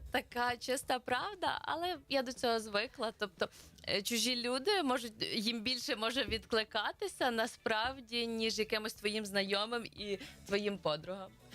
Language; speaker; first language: Ukrainian; native; Ukrainian